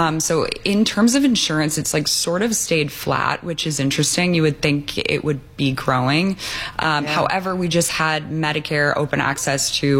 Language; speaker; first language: English; native; English